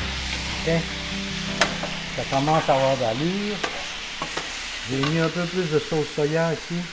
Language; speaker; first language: French; non-native, fluent; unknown